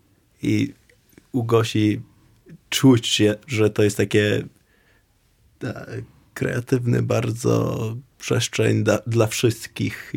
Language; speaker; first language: Polish; non-native, learner; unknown